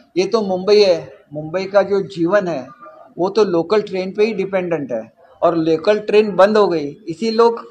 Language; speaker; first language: Hindi; non-native, local second language; Marathi